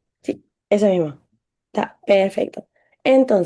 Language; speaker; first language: Spanish; non-native, fluent; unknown